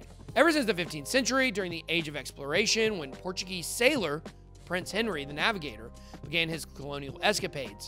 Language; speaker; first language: English; native; English